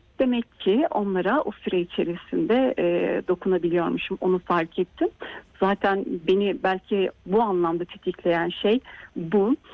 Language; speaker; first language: Turkish; native; Turkish